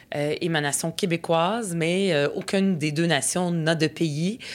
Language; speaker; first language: French; early bilingual, other home language; Arabic